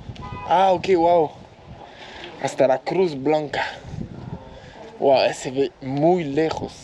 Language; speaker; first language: Spanish; non-native, learner; French